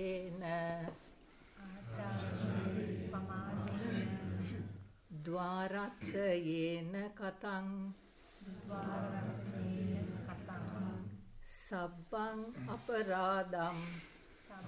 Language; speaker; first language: English; non-native, local second language; Sinhala